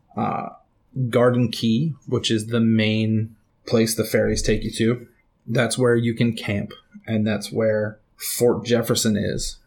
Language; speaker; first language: English; native; English